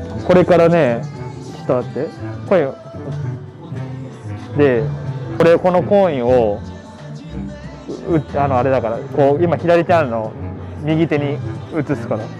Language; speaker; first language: Japanese; native; Japanese